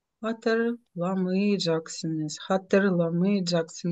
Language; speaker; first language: Turkish; non-native, fluent; Ukrainian